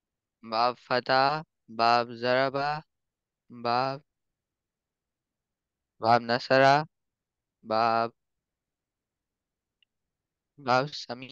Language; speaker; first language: Arabic; non-native, learner; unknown